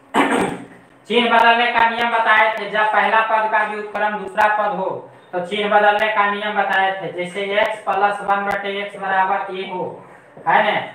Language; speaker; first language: Hindi; native; Hindi